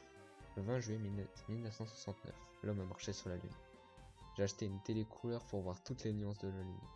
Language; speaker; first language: French; native; French